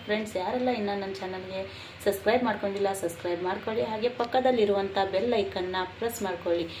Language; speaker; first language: Kannada; non-native, local second language; Urdu